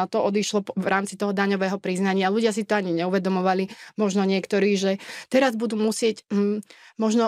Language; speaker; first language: Slovak; native; Slovak